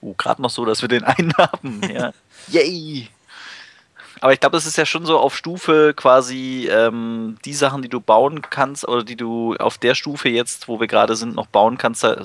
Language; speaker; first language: German; native; German